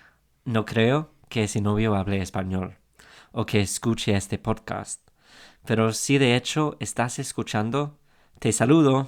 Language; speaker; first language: Spanish; non-native, fluent; English